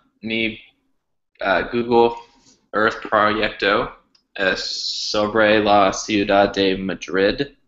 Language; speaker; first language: Spanish; non-native, learner; English